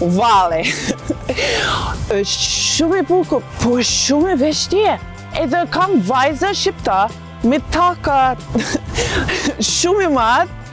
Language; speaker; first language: Albanian; non-native, learner; English